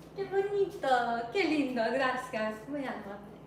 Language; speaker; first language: Spanish; non-native, fluent; English